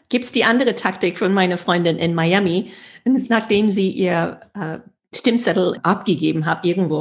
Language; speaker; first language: German; non-native, fluent; English